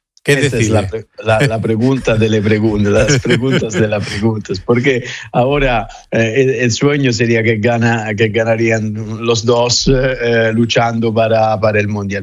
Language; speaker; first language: Spanish; non-native, fluent; Italian